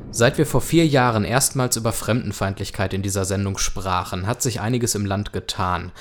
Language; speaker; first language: German; native; German